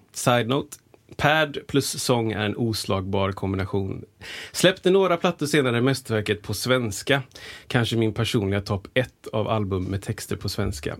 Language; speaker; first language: Swedish; native; Swedish